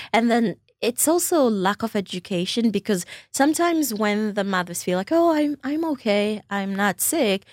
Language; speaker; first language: English; non-native, local second language; Ewe